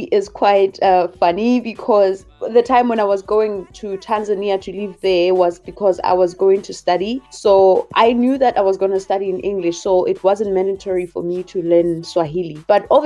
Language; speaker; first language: English; non-native, local second language; Southern Sotho